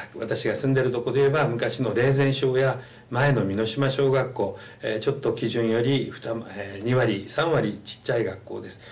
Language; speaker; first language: Japanese; native; Japanese